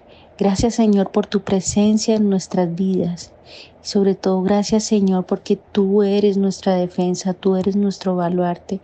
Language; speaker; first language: Spanish; native; Spanish